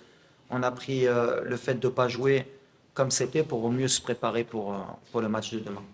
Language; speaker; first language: French; non-native, local second language; Arabic